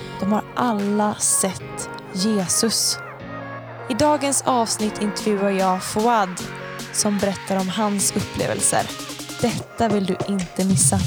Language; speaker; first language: Swedish; native; Swedish